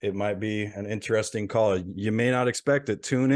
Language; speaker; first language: English; native; English